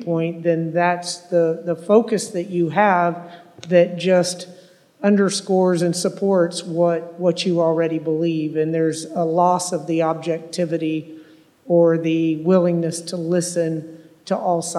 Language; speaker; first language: English; native; English